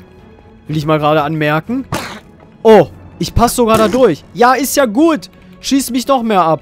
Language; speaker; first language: German; native; German